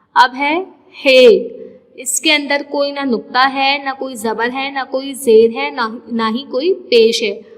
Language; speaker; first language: Urdu; non-native, local second language; Sindhi